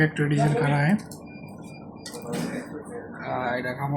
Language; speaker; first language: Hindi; non-native, learner; Bangla